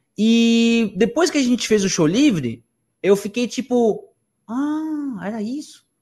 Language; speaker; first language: Portuguese; early bilingual, other home language; Spanish